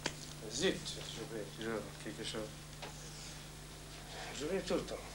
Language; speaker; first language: French; non-native, fluent; Hungarian